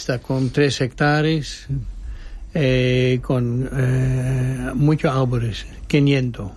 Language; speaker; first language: Spanish; non-native, learner; Dutch